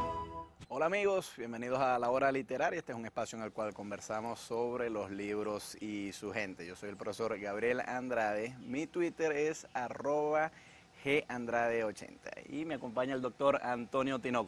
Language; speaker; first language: Spanish; native; Spanish